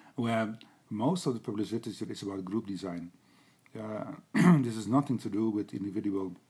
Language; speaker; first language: English; non-native, fluent; Dutch